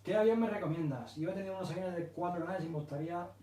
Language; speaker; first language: Spanish; early bilingual, other home language; English